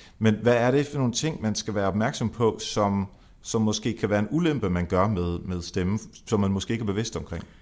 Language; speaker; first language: Danish; native; Danish